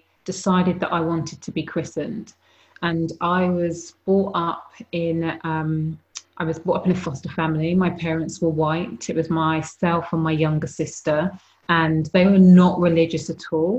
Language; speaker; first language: English; native; English